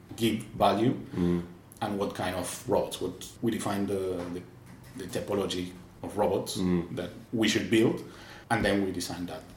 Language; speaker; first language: English; non-native, fluent; Spanish